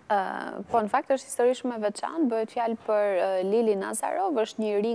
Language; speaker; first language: Albanian; native; Albanian